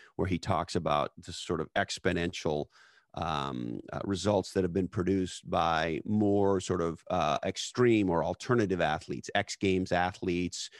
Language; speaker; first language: English; native; English